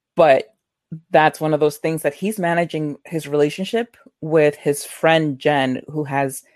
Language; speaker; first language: English; early bilingual, other home language; Spanish